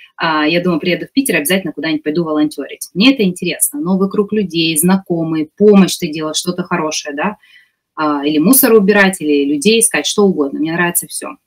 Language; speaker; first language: Russian; native; Russian